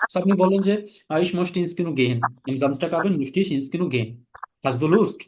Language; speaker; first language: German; non-native, fluent; Bangla